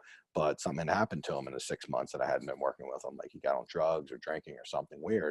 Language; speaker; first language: English; native; English